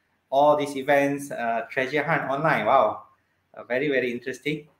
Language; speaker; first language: English; non-native, local second language; Malay